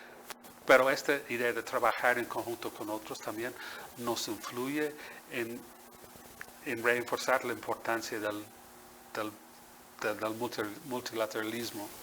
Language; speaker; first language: Spanish; non-native, fluent; English